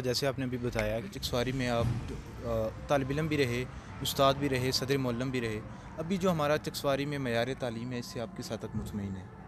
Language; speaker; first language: Urdu; non-native, local second language; Pahari-Potwari